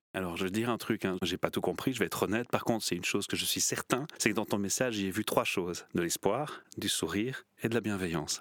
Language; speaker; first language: French; native; French